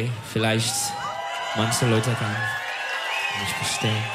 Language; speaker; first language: German; non-native, learner; Turkish